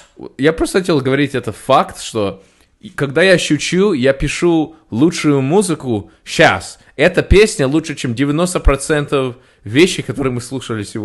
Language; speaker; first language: Russian; early bilingual, heritage; Russian